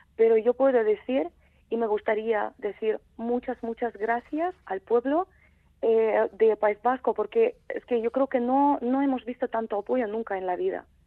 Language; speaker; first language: Spanish; non-native, fluent; Ukrainian